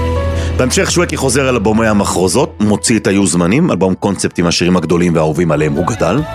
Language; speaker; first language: Hebrew; native; Hebrew